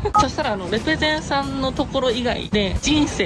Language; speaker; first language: Japanese; native; Japanese